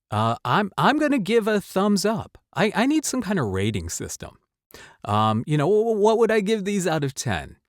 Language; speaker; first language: English; native; English